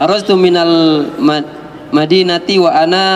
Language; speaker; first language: Arabic; non-native, learner; Indonesian